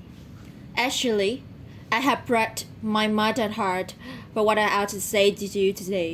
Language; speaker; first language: English; non-native, learner; Vietnamese